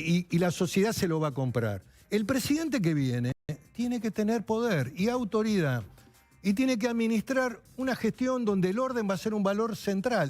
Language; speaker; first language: Spanish; native; Spanish